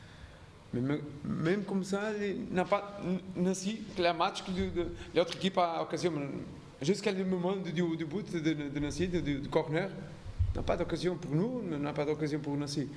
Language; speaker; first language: French; non-native, learner; Portuguese